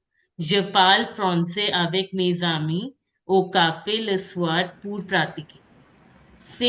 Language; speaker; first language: French; non-native, fluent; Hindi